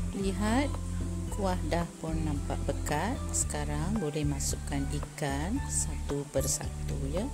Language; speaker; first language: Malay; non-native, local second language; Tamil